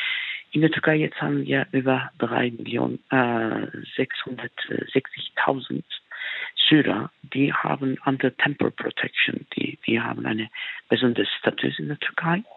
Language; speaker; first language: German; non-native, fluent; Turkish